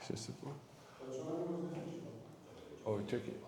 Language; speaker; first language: French; native; French